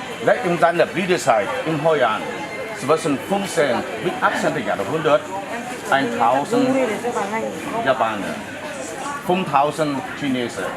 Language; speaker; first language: German; non-native, learner; Vietnamese